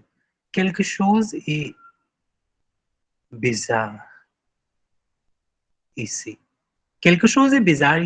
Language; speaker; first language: French; non-native, fluent; Hindi